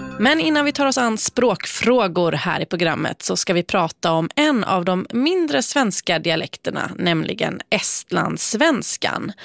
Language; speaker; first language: Swedish; native; Swedish